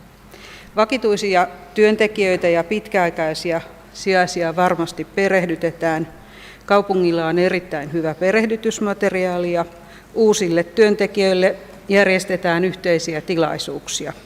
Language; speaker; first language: Finnish; native; Finnish